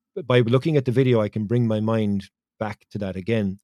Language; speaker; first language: English; native; English